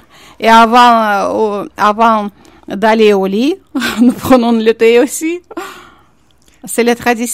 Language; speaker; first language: French; non-native, fluent; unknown